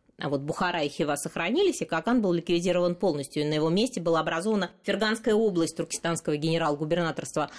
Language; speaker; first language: Russian; native; Russian